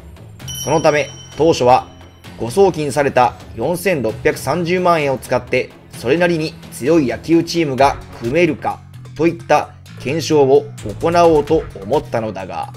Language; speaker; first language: Japanese; native; Japanese